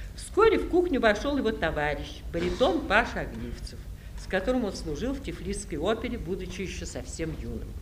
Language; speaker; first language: Russian; native; Russian